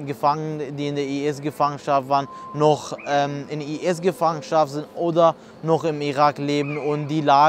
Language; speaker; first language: German; non-native, fluent; Kurdish